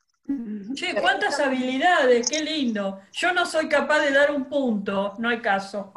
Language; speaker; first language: Spanish; native; Spanish